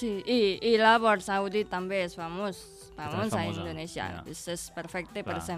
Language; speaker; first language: Catalan; non-native, learner; Indonesian